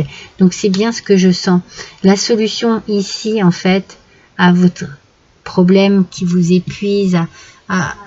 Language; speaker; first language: French; native; French